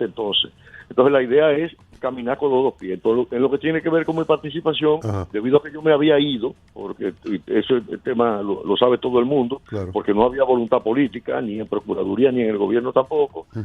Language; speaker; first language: Spanish; native; Spanish